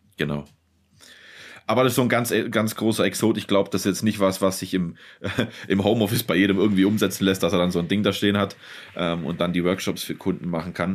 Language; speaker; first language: German; native; German